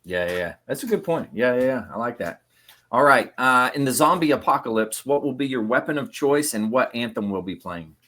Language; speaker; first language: English; native; English